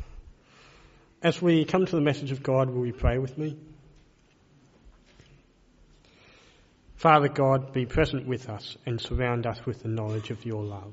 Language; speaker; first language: English; native; English